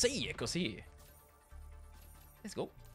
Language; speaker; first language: Italian; native; Italian